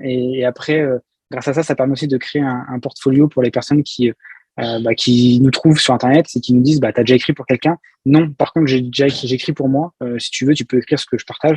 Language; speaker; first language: French; native; French